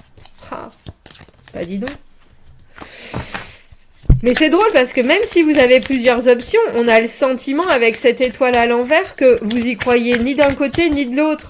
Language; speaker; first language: French; native; French